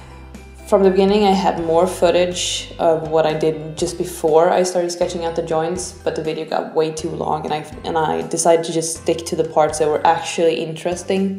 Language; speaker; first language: English; non-native, fluent; Swedish